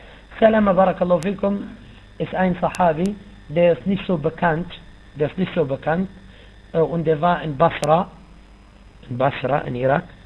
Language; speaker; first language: German; non-native, fluent; Arabic